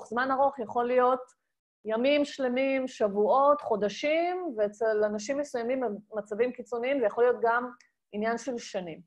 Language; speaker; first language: Hebrew; native; Hebrew